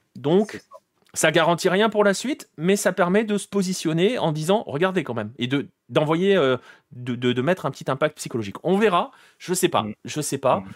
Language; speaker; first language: French; native; French